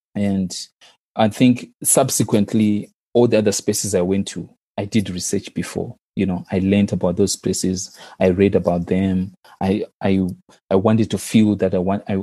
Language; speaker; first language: English; non-native, local second language; Shona